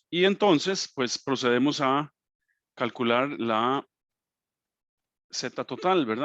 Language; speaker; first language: Spanish; native; Spanish